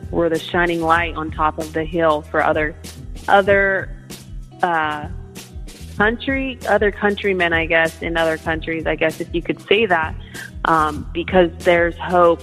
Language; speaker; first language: English; native; English